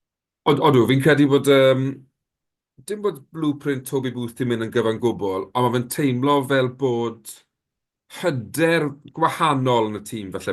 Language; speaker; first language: Welsh; native; Welsh